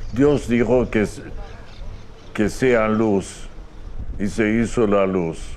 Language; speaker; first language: Spanish; non-native, fluent; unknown